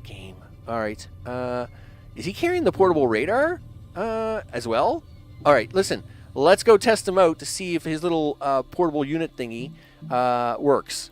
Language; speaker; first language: English; native; English